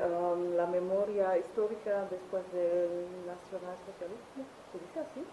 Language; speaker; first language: Spanish; non-native, fluent; German